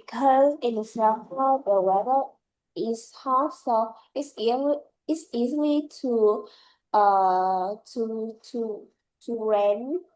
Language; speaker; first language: English; non-native, learner; Vietnamese